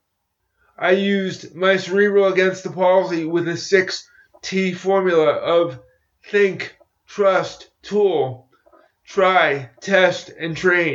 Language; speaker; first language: English; native; English